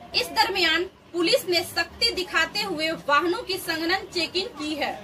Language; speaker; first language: Hindi; native; Hindi